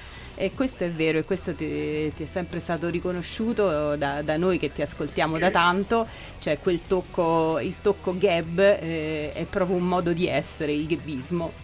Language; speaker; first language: Italian; native; Italian